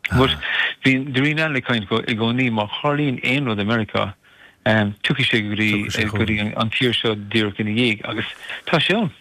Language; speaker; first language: Irish; non-native, local second language; English